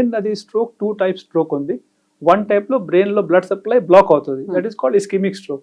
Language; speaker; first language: Telugu; non-native, fluent; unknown